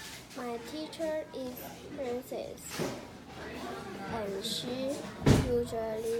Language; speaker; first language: English; non-native, learner; Chinese